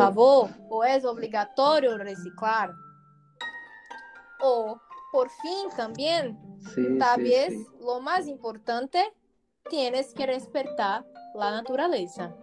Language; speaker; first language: Spanish; non-native, learner; Portuguese